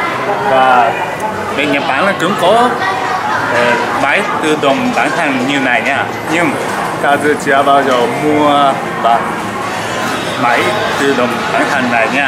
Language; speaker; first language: Vietnamese; non-native, learner; Japanese